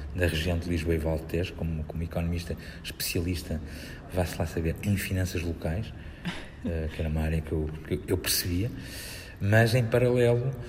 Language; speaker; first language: Portuguese; native; Portuguese